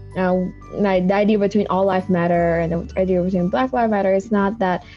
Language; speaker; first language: English; non-native, fluent; Vietnamese